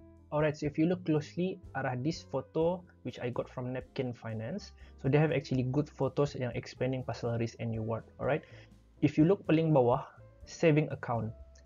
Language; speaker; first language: English; non-native, local second language; Malay